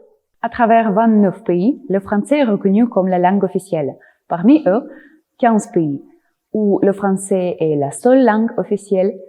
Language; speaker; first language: French; non-native, fluent; Russian